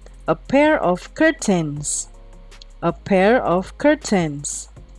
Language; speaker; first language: English; non-native, fluent; Indonesian